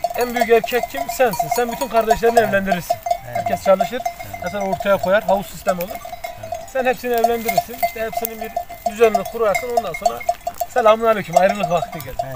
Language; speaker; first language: Turkish; native; Turkish